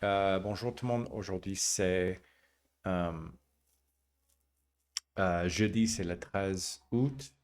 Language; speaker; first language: French; non-native, learner; English